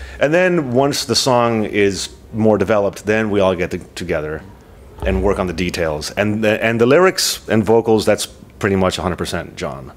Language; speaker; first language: English; native; English